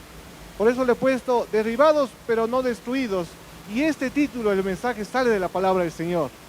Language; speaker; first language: Spanish; native; Spanish